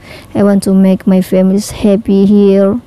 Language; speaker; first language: English; non-native, learner; Indonesian